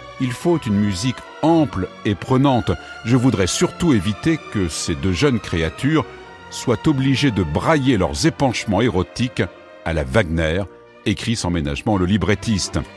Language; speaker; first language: French; native; French